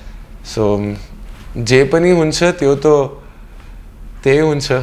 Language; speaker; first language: Nepali; non-native, learner; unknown